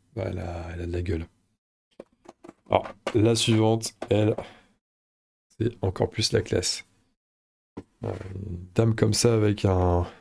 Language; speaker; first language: French; native; French